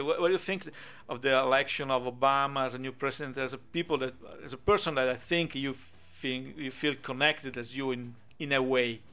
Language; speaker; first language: English; non-native, fluent; Italian